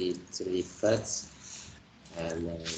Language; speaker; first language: English; non-native, learner; Vietnamese